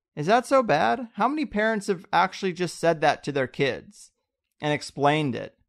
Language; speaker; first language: English; native; English